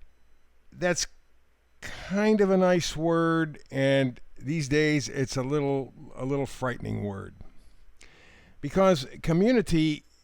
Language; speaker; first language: English; native; English